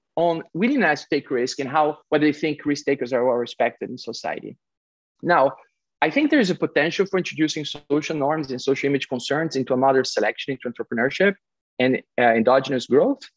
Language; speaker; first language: English; non-native, fluent; Portuguese